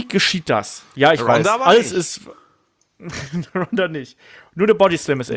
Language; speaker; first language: German; native; German